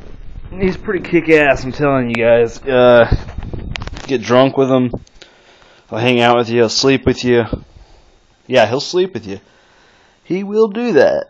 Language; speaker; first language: English; native; English